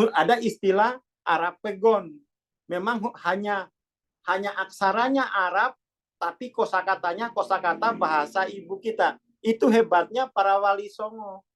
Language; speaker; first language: Indonesian; non-native, local second language; Javanese